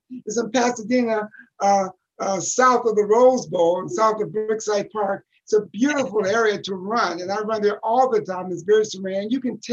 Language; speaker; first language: English; native; English